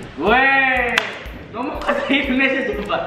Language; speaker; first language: Indonesian; native; Indonesian